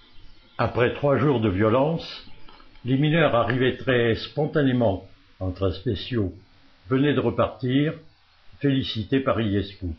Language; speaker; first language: French; native; French